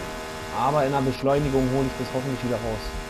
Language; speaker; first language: German; native; German